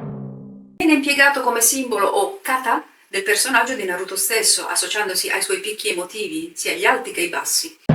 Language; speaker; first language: Italian; native; Italian